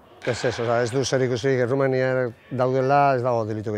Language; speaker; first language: Spanish; native; Spanish